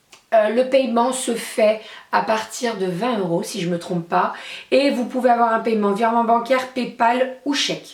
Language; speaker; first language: French; native; French